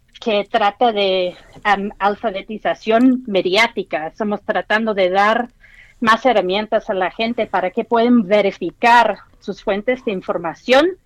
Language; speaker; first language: Spanish; non-native, fluent; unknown